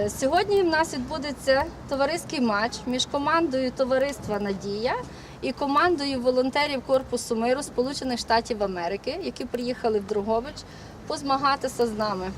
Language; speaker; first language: Ukrainian; native; Ukrainian